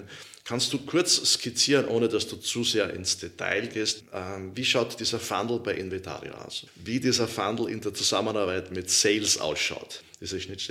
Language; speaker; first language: German; native; German